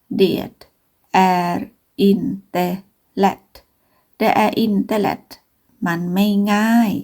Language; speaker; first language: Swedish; non-native, fluent; Thai